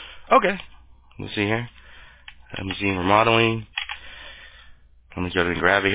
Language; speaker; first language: English; early bilingual, other home language; Spanish